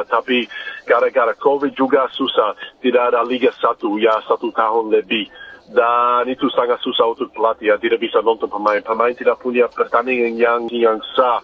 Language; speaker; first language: Indonesian; non-native, fluent; English